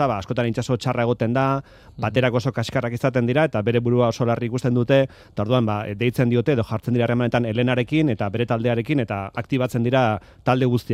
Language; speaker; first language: Basque; native; Basque